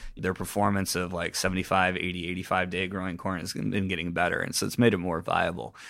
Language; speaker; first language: English; native; English